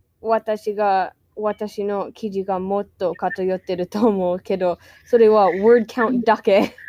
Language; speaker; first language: Japanese; non-native, learner; English